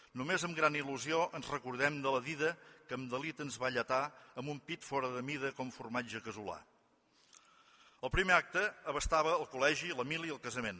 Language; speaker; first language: Catalan; native; Catalan